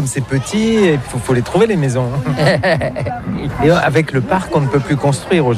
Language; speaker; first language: French; native; French